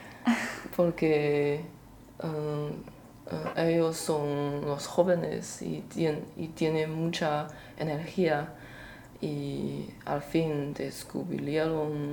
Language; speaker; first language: Spanish; non-native, learner; Chinese